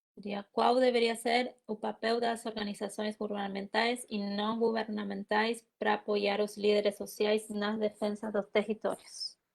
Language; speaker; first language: Portuguese; non-native, fluent; Spanish